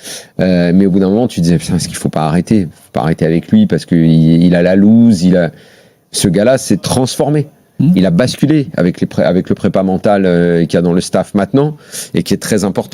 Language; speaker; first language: French; native; French